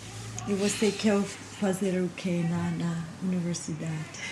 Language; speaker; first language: Portuguese; non-native, fluent; English